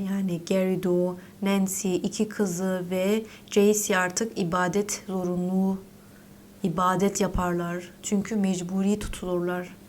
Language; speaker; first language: Turkish; early bilingual, heritage; Turkish